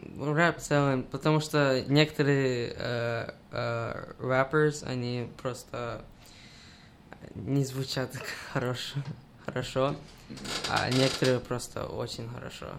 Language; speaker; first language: Russian; early bilingual, heritage; Russian